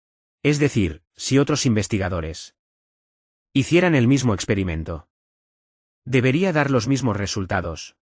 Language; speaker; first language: Spanish; non-native, fluent; Arabic